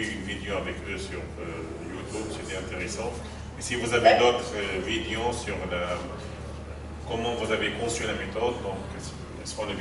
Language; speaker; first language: French; non-native, fluent; Arabic